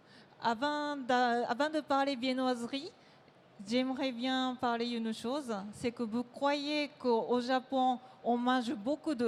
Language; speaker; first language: French; non-native, fluent; Japanese